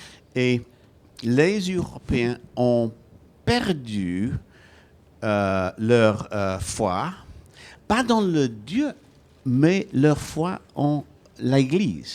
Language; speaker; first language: French; non-native, fluent; Welsh